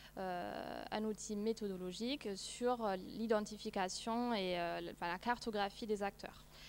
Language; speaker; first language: French; non-native, fluent; German